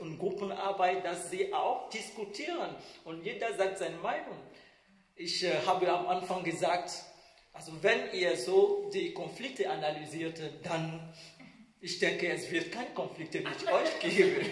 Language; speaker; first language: German; non-native, fluent; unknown